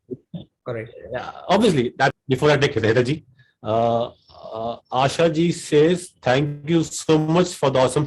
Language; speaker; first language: English; non-native, local second language; Hindi